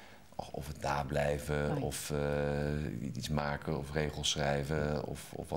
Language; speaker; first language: Dutch; native; Dutch